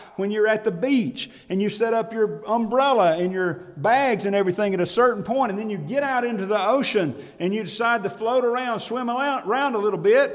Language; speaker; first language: English; native; English